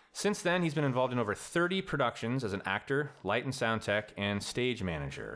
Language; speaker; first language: English; native; English